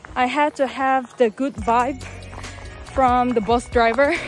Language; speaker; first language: English; non-native, fluent; Korean